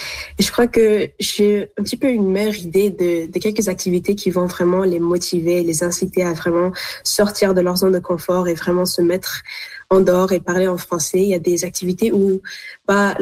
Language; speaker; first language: French; non-native, local second language; Arabic